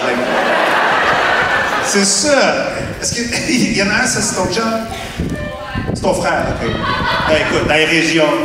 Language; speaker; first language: French; non-native, local second language; Punjabi